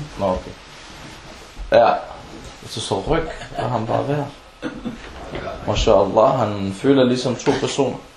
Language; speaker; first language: Danish; non-native, local second language; Arabic